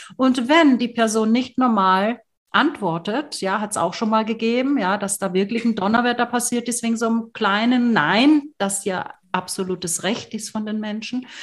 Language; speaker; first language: German; native; German